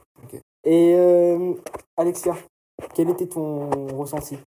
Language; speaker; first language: French; native; French